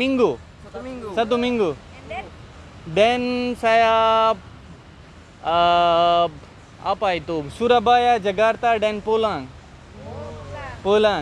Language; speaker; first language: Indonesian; non-native, learner; Hindi